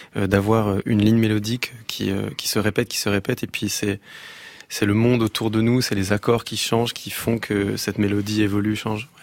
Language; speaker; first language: French; native; French